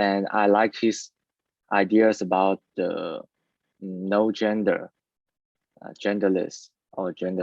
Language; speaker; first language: English; non-native, learner; Chinese